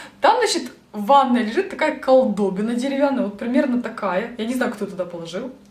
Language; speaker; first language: Russian; native; Russian